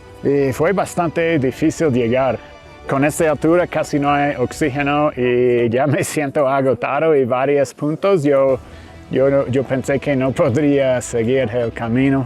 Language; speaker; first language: Spanish; non-native, fluent; English